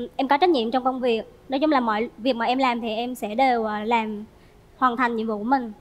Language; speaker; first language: Vietnamese; native; Vietnamese